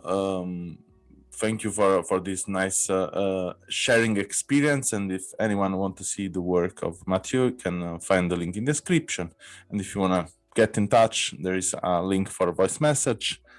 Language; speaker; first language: English; non-native, fluent; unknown